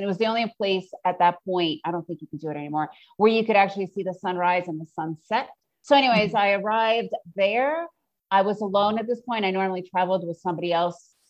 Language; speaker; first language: English; native; English